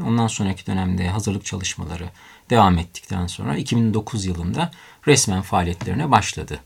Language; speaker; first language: Turkish; native; Turkish